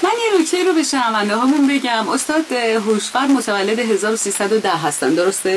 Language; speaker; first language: Persian; native; Persian